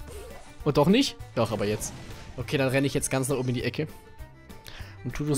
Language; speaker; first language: German; native; German